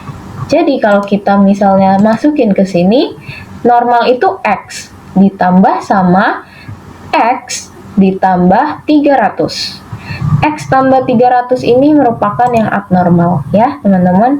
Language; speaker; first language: Indonesian; native; Indonesian